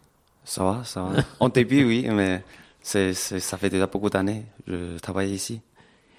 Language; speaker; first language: French; non-native, fluent; Chinese